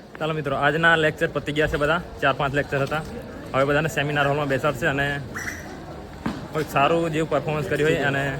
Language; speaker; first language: Gujarati; non-native, local second language; Rathawi